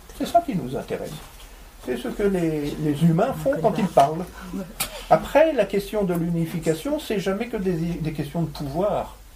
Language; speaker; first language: French; native; French